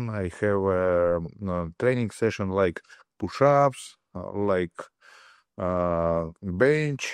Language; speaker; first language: English; non-native, learner; Russian